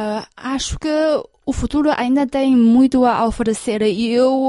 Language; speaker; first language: Portuguese; non-native, fluent; Chinese